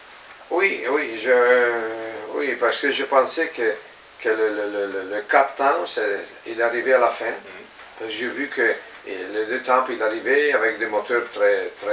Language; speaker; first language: French; non-native, fluent; Italian